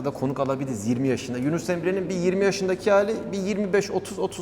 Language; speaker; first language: Turkish; native; Turkish